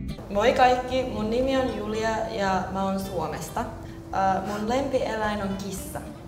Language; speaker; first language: Finnish; native; Finnish